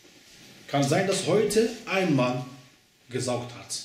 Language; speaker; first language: German; non-native, learner; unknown